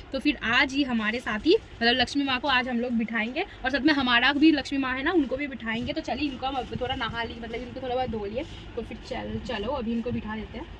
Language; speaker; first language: Hindi; non-native, local second language; Bangla